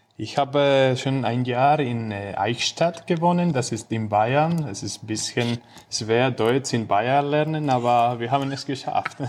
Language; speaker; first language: German; non-native, learner; Spanish